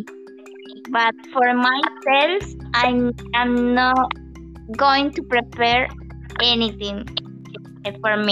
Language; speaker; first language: English; non-native, fluent; Spanish